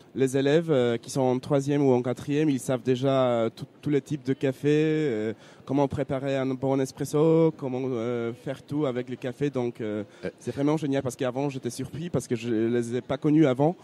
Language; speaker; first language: French; non-native, fluent; Polish